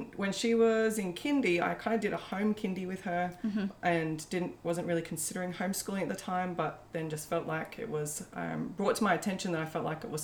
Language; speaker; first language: English; native; English